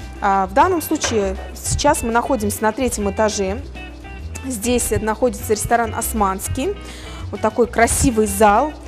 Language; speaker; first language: Russian; native; Russian